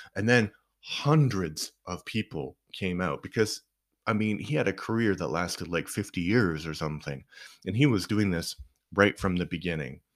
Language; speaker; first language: English; native; English